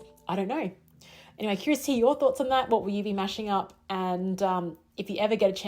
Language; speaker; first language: English; native; English